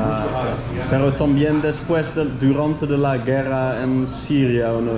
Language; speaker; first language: Spanish; non-native, learner; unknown